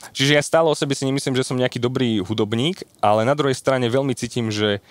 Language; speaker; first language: Slovak; native; Slovak